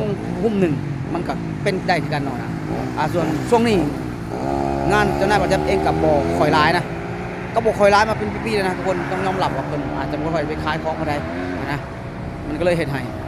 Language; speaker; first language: Thai; non-native, local second language; Northeastern Thai